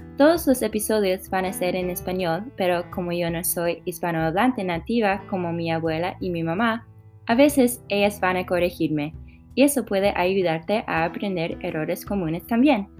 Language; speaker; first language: Spanish; early bilingual, heritage; English